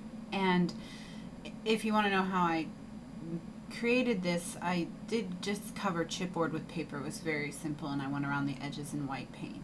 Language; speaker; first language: English; native; English